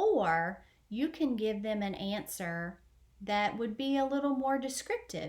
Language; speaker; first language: English; native; English